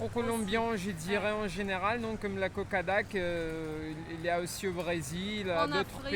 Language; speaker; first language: French; non-native, fluent; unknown